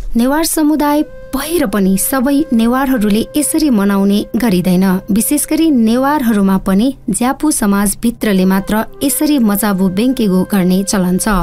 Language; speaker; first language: Nepali; non-native, local second language; Newari